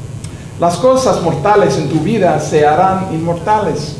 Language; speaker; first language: Spanish; non-native, learner; English